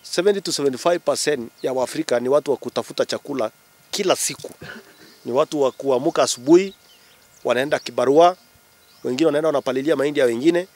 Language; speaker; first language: Swahili; non-native, local second language; Kalenjin